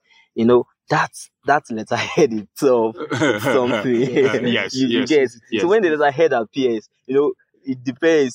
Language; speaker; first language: English; non-native, local second language; Yoruba